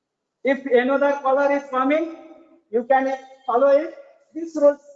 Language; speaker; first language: English; non-native, learner; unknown